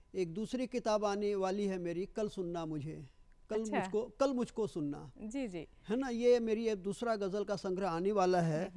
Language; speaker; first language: Hindi; native; Hindi